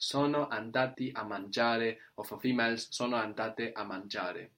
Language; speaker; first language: Italian; non-native, fluent; English